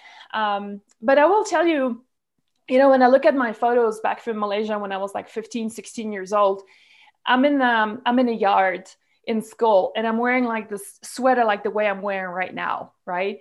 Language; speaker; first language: English; non-native, local second language; Polish